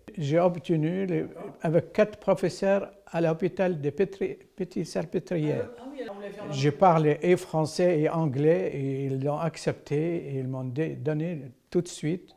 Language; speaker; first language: French; non-native, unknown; Arabic